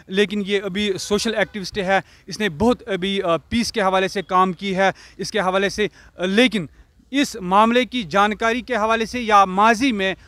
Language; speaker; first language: Hindi; non-native, local second language; Kashmiri